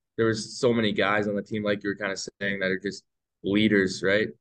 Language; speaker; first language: English; native; English